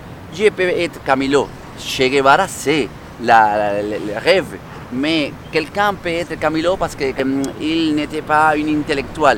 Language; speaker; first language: French; non-native, fluent; Spanish